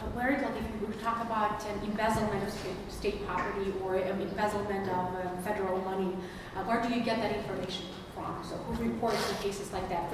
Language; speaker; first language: English; non-native, fluent; Ukrainian